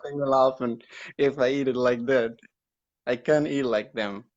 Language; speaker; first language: English; non-native, learner; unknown